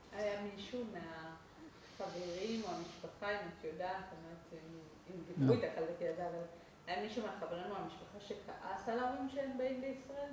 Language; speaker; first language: Hebrew; native; Hebrew